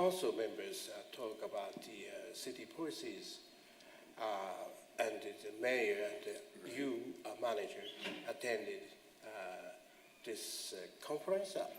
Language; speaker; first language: English; non-native, fluent; Japanese